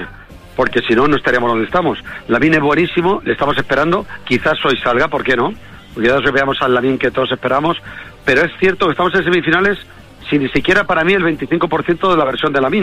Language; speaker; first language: Spanish; native; Spanish